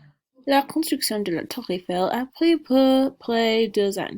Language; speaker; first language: French; non-native, learner; English